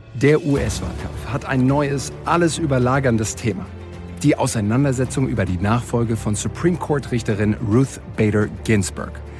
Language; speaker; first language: German; native; German